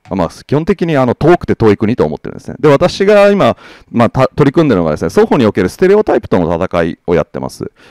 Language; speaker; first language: Japanese; native; Japanese